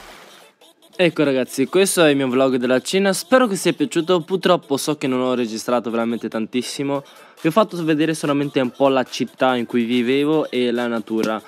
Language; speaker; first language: Italian; early bilingual, other home language; Chinese